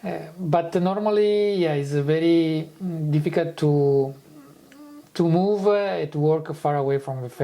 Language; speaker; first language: English; non-native, fluent; Italian